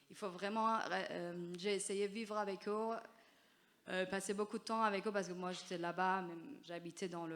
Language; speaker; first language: French; non-native, fluent; Persian